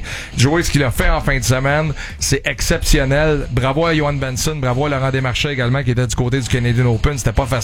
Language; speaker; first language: French; native; French